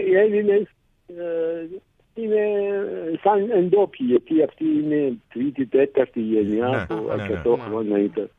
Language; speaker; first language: Greek; early bilingual, heritage; Greek